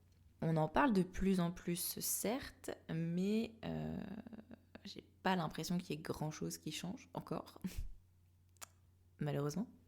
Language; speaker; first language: French; native; French